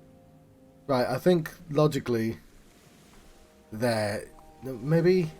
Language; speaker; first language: English; native; English